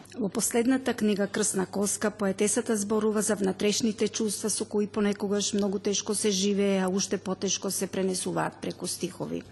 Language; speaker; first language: Macedonian; early bilingual, heritage; Macedonian